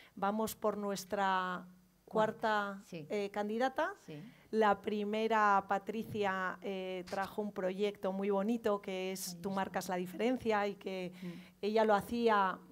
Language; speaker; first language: Spanish; native; Spanish